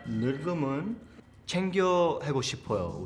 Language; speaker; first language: Korean; non-native, learner; English